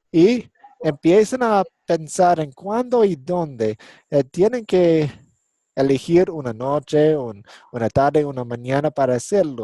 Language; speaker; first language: Spanish; non-native, fluent; English